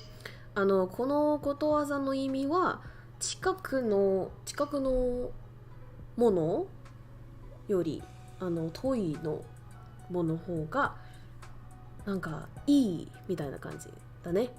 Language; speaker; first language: Japanese; non-native, fluent; Vietnamese